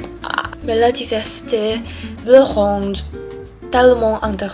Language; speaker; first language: French; non-native, learner; Thai